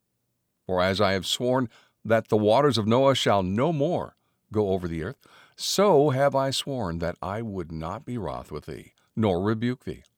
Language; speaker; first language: English; native; English